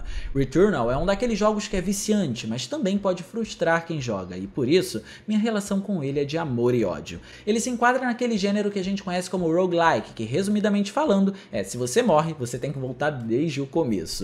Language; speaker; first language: Portuguese; native; Portuguese